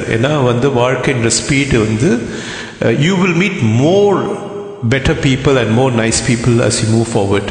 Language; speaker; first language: English; non-native, local second language; Tamil